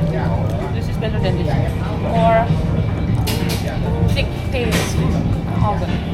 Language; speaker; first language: English; non-native, learner; Indonesian